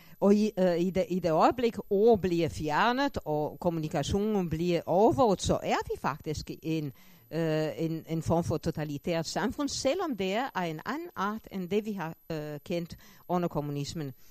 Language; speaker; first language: Danish; non-native, fluent; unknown